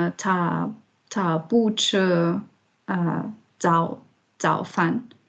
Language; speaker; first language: Chinese; non-native, learner; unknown